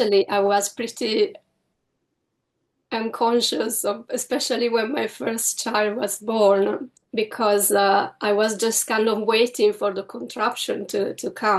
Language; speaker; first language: English; non-native, fluent; Italian